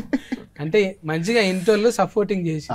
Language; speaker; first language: Telugu; native; Telugu